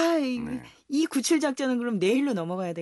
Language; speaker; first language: Korean; native; Korean